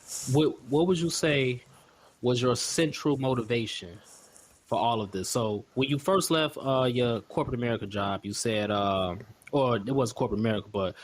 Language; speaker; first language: English; native; English